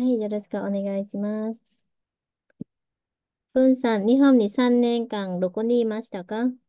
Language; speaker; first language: Japanese; early bilingual, heritage; Vietnamese